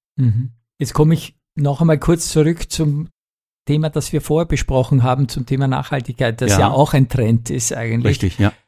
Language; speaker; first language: German; native; German